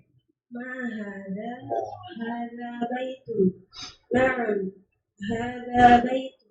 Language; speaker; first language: Arabic; non-native, learner; Indonesian